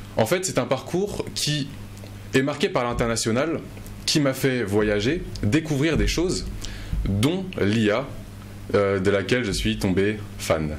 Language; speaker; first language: French; non-native, local second language; Mossi